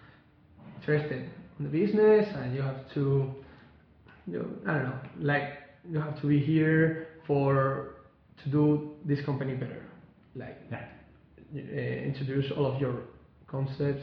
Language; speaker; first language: English; non-native, learner; Spanish